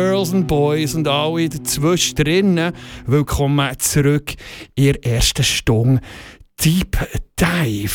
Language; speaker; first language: German; native; German